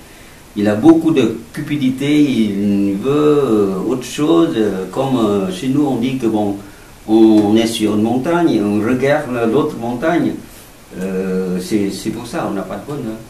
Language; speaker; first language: French; non-native, learner; Vietnamese